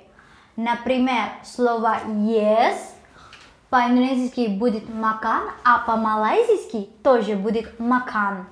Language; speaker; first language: Russian; non-native, learner; Indonesian